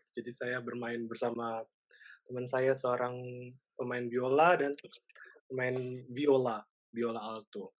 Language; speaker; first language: Indonesian; native; Indonesian